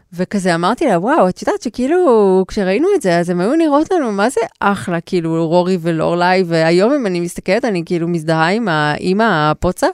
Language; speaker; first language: Hebrew; native; Hebrew